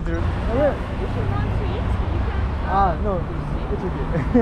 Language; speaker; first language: English; non-native, learner; Korean